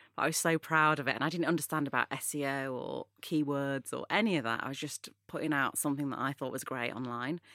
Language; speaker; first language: English; native; English